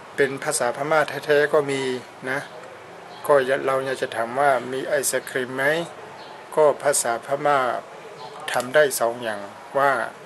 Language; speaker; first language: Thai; non-native, fluent; Burmese